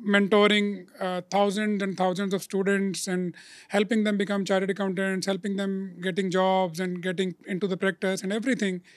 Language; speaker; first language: English; non-native, local second language; Urdu